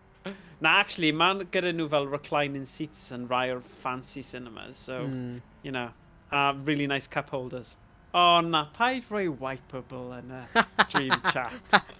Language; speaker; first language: Welsh; native; Welsh